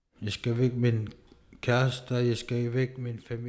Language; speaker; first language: Danish; non-native, local second language; Kalaallisut